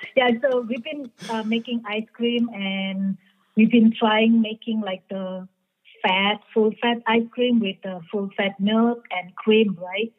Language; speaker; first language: English; non-native, fluent; Indonesian